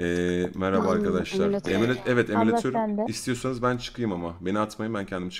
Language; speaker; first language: Turkish; early bilingual, heritage; Turkish